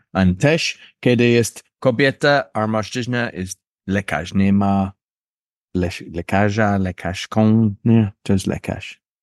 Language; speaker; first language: Polish; non-native, learner; English